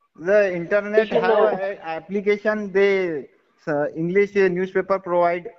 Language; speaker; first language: English; non-native, local second language; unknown